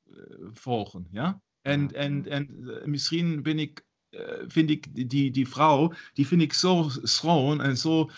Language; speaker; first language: Dutch; non-native, learner; German